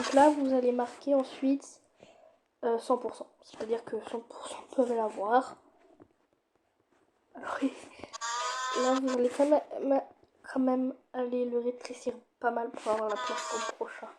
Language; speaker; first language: French; native; French